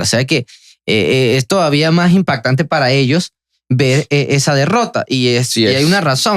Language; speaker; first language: Spanish; native; Spanish